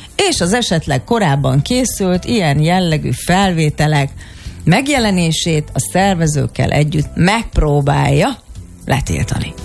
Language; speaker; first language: Hungarian; native; Hungarian